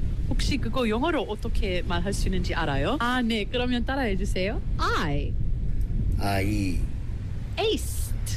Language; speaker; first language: Korean; non-native, learner; English